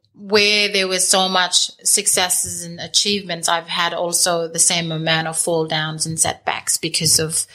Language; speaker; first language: English; native; English